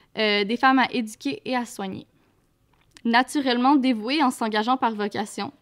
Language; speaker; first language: French; native; French